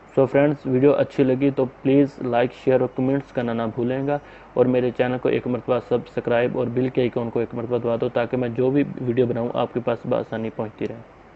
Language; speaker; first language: Urdu; non-native, local second language; Punjabi